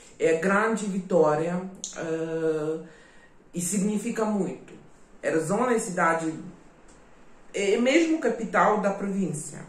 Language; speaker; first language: Portuguese; non-native, fluent; Ukrainian